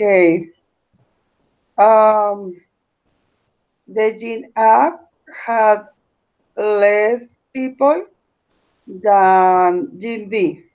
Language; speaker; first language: English; non-native, learner; Spanish